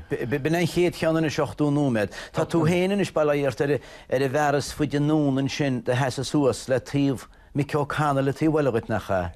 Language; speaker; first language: Irish; native; Irish